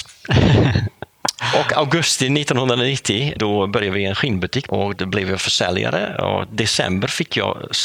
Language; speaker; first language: Swedish; non-native, fluent; Dutch